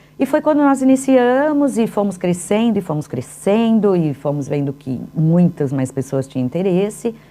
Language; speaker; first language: Portuguese; native; Portuguese